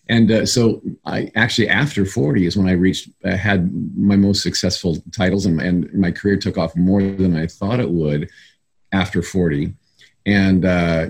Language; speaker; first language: English; native; English